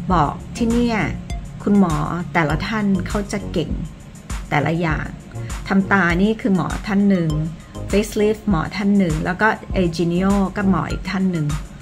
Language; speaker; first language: Thai; early bilingual, other home language; English